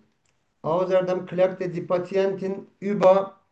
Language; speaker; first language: German; non-native, learner; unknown